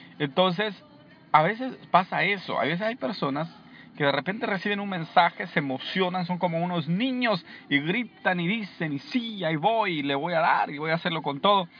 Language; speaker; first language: Spanish; native; Spanish